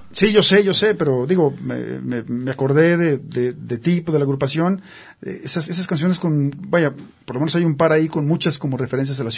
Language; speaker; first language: Spanish; native; Spanish